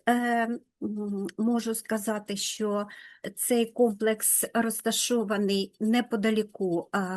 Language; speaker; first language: Ukrainian; non-native, local second language; Russian